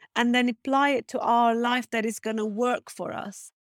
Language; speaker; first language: English; non-native, fluent; Turkish